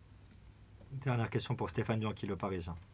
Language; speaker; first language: French; native; French